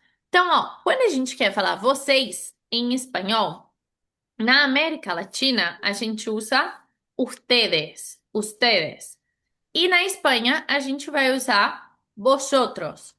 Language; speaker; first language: Portuguese; non-native, fluent; Spanish